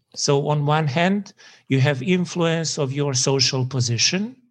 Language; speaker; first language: English; non-native, fluent; Serbian